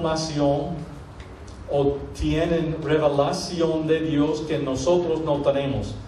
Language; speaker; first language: Spanish; non-native, fluent; English